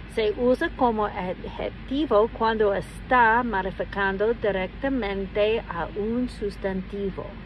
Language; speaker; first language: Spanish; non-native, learner; English